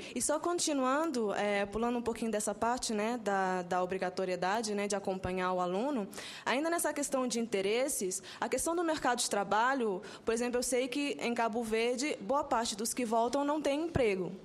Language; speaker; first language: Portuguese; non-native, local second language; Kabuverdianu